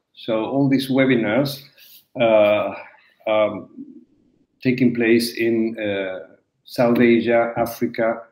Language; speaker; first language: English; non-native, fluent; Spanish